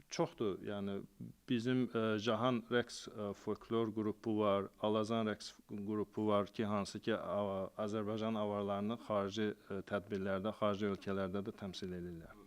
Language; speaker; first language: Azerbaijani; non-native, local second language; Avaric